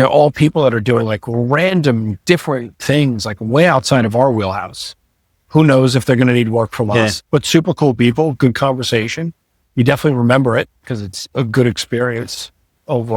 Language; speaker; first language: English; native; English